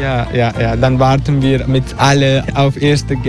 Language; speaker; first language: German; non-native, fluent; Turkish